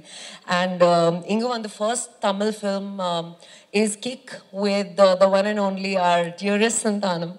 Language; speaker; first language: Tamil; non-native, learner; Kannada